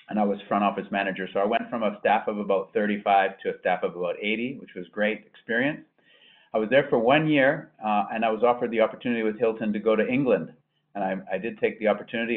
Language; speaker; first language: English; native; English